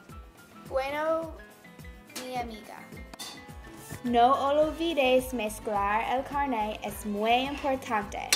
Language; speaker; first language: Spanish; non-native, learner; English